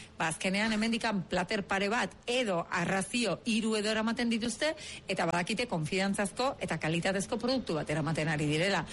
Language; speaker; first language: Basque; native; Basque